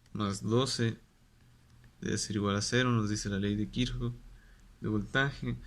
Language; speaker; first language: Spanish; native; Spanish